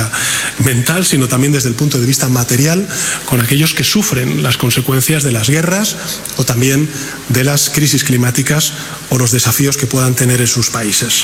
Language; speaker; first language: Spanish; native; Spanish